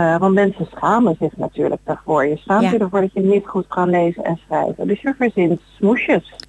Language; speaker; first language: Dutch; native; Dutch